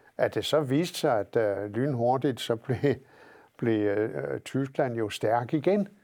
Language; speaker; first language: Danish; native; Danish